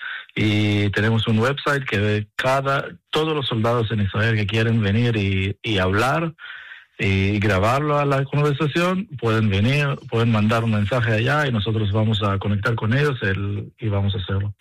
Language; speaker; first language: Spanish; non-native, fluent; Hebrew